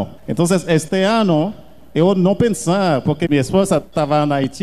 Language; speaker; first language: Portuguese; non-native, learner; Haitian Creole